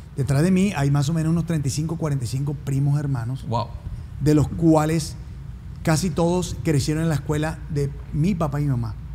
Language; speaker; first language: Spanish; native; Spanish